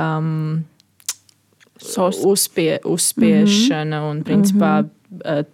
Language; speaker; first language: Latvian; native; Latvian